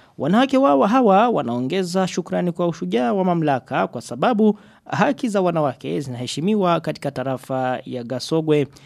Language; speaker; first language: Swahili; non-native, local second language; Rundi